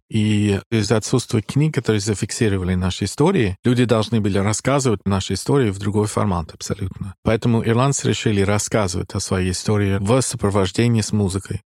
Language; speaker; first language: Russian; non-native, fluent; English